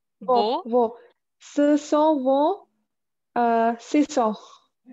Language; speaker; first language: French; non-native, learner; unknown